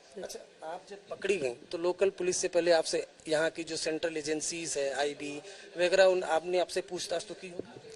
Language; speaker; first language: Hindi; native; Hindi